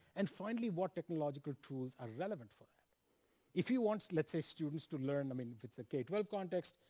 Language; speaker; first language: English; non-native, local second language; Hindi